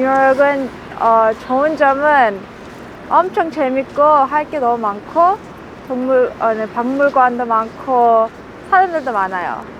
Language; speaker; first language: Korean; early bilingual, heritage; English